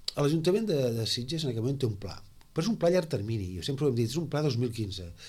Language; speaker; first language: Catalan; native; Catalan